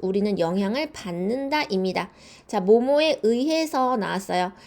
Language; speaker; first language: Korean; native; Korean